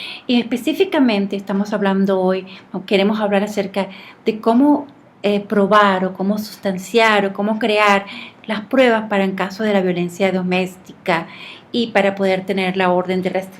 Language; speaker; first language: Spanish; native; Spanish